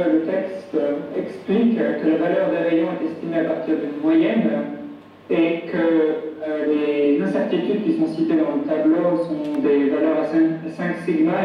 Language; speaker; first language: French; native; French